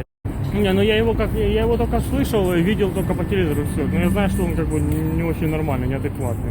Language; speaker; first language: Russian; native; Russian